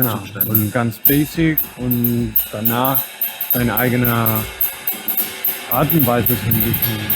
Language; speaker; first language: German; non-native, fluent; Spanish